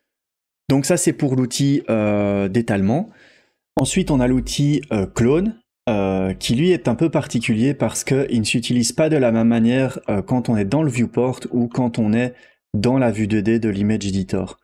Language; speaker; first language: French; native; French